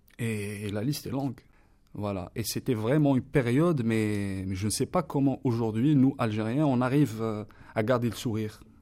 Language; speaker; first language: French; non-native, local second language; Kabyle